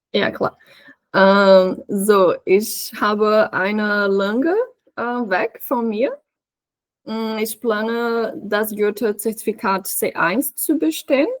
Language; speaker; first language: German; non-native, fluent; Portuguese